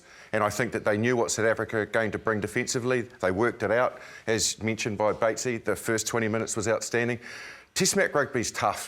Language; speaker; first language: English; native; English